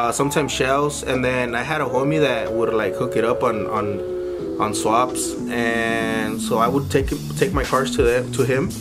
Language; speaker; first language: English; early bilingual, other home language; Spanish